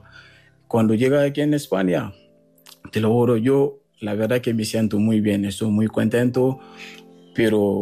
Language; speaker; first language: Spanish; non-native, learner; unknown